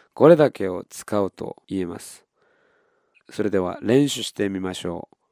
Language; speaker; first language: Japanese; non-native, fluent; Korean